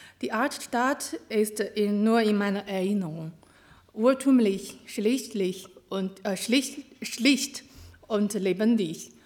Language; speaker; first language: German; non-native, learner; Chinese